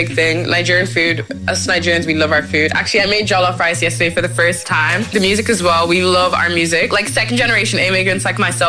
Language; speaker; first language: English; native; English